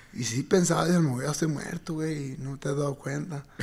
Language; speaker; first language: Spanish; native; Spanish